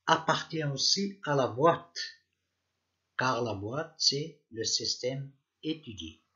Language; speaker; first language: French; non-native, local second language; Arabic